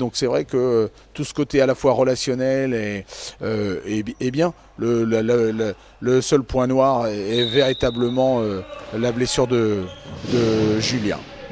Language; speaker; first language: French; native; French